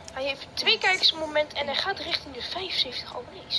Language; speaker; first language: Dutch; native; Dutch